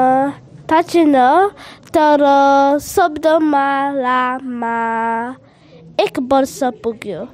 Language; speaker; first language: Nepali; early bilingual, heritage; Nepali